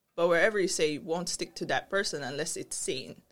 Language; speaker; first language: English; non-native, local second language; Filipino